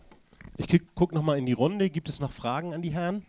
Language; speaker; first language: German; native; German